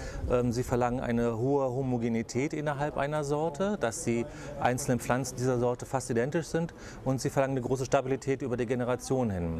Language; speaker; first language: German; native; German